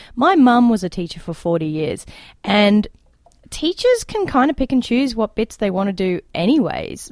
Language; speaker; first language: English; native; English